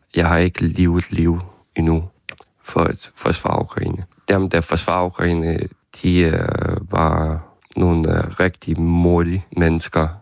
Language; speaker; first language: Danish; non-native, fluent; Ukrainian